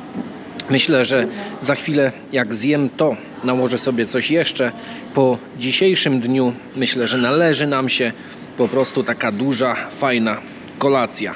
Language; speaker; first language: Polish; native; Polish